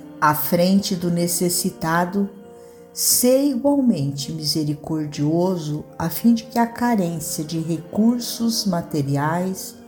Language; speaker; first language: Portuguese; native; Portuguese